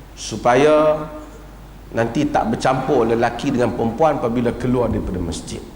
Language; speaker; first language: Malay; native; Malay